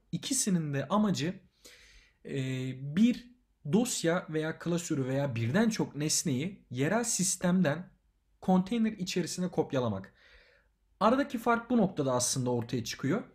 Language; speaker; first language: Turkish; native; Turkish